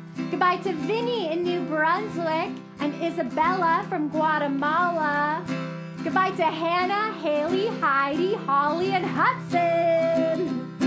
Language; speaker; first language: English; native; English